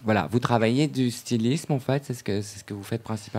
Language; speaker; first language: French; native; French